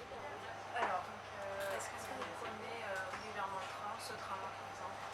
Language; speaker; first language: French; native; French